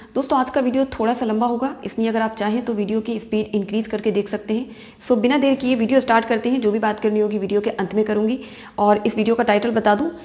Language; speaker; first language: Hindi; native; Hindi